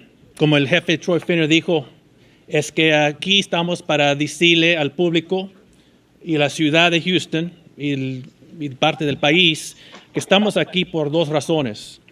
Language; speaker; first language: Spanish; early bilingual, heritage; Spanish